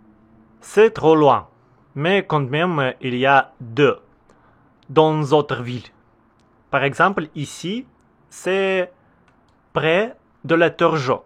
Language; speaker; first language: French; non-native, learner; Russian